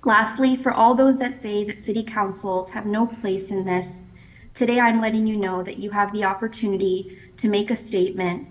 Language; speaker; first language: English; native; English